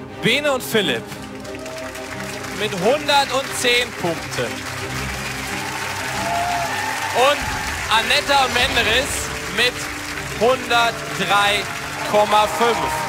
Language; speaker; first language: German; native; German